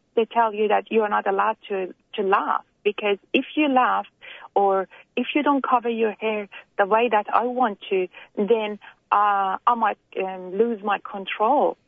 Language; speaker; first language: English; non-native, fluent; Persian